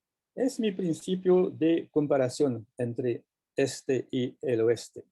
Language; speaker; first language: Spanish; non-native, fluent; French